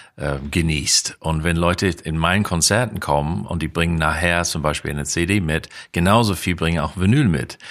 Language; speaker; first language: German; non-native, fluent; English